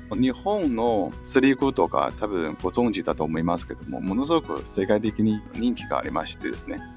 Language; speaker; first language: Japanese; non-native, fluent; Chinese